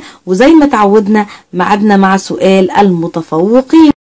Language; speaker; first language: Arabic; native; Arabic